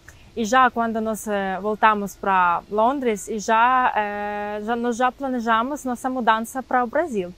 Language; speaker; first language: Portuguese; non-native, fluent; Ukrainian